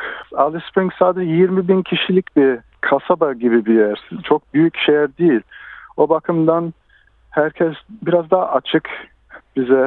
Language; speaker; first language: Turkish; early bilingual, heritage; Turkish